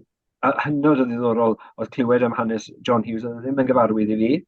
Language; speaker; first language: Welsh; native; Welsh